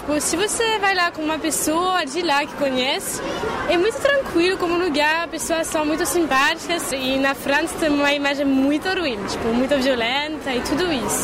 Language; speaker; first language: Portuguese; non-native, fluent; French